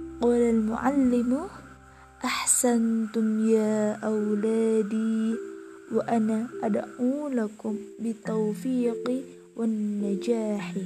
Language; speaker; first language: Arabic; non-native, learner; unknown